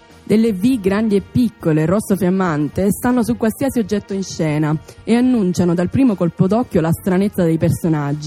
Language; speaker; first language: Italian; native; Italian